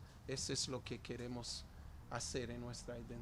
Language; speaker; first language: Spanish; non-native, fluent; Portuguese